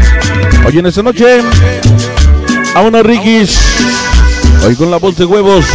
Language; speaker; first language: Spanish; native; Spanish